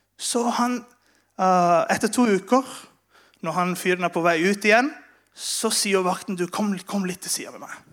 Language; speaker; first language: Norwegian; non-native, fluent; Spanish